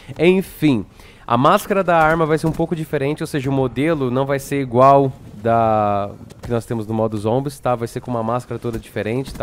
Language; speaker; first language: Portuguese; native; Portuguese